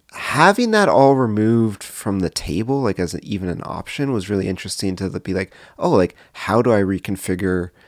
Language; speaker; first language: English; native; English